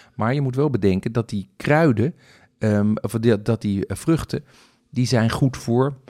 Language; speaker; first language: Dutch; native; Dutch